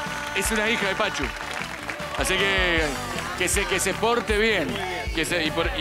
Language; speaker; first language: Spanish; native; Spanish